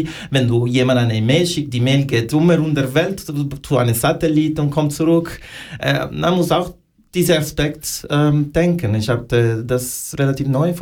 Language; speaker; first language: German; non-native, learner; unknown